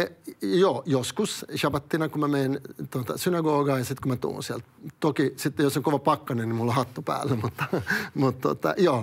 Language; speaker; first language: Finnish; early bilingual, other home language; Swedish